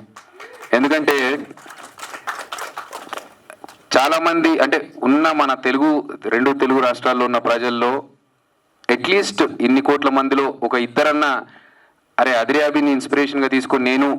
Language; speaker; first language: Telugu; native; Telugu